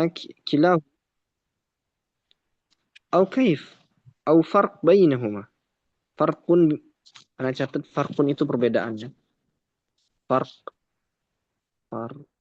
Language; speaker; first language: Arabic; non-native, learner; Indonesian